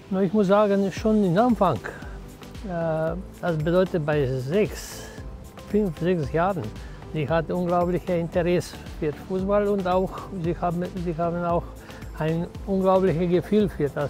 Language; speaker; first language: German; non-native, learner; Slovenian